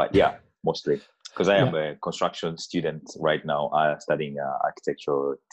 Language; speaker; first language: English; non-native, local second language; Ganda